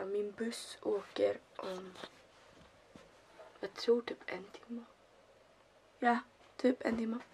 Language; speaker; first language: Swedish; early bilingual, other home language; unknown